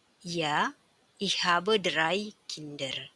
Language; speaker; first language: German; non-native, fluent; Indonesian